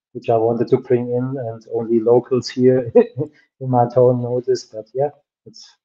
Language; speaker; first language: English; non-native, fluent; German